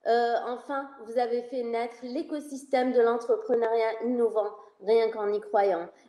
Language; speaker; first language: French; non-native, local second language; Arabic